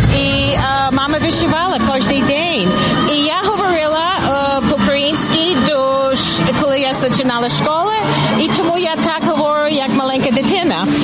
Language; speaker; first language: Ukrainian; early bilingual, heritage; Ukrainian